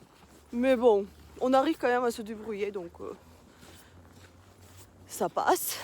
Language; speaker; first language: French; non-native, fluent; Russian